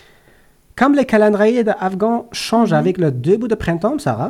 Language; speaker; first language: French; non-native, learner; Persian